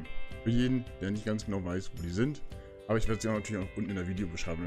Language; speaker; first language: German; native; German